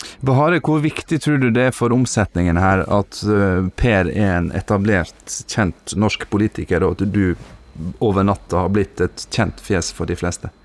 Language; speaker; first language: Norwegian; native; Norwegian